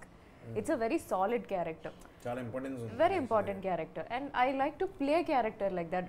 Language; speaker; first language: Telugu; non-native, learner; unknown